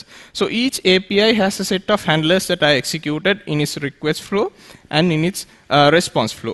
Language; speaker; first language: English; non-native, local second language; Sinhala